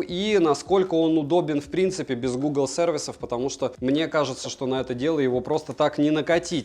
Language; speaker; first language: Russian; native; Russian